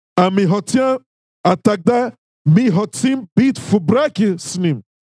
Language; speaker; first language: Russian; non-native, learner; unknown